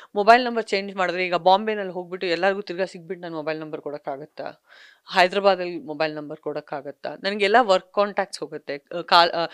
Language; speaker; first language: Kannada; non-native, local second language; Sindhi